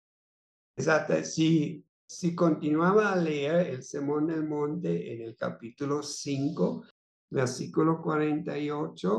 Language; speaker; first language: Spanish; non-native, fluent; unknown